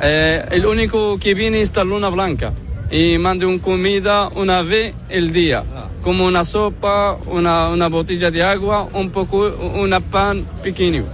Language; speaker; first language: Spanish; non-native, learner; Arabic